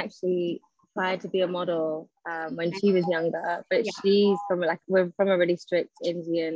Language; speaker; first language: English; native; English